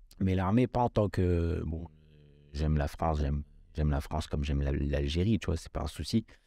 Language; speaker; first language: French; early bilingual, other home language; Kabyle